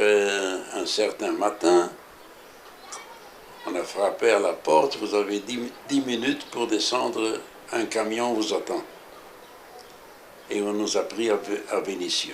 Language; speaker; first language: French; early bilingual, other home language; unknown